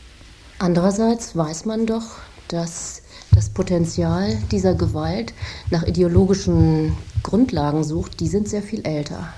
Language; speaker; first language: German; native; German